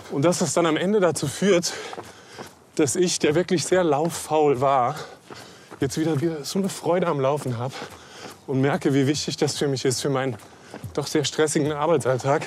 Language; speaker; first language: German; native; German